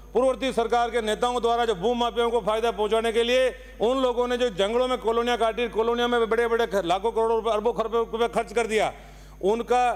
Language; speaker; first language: Hindi; native; Hindi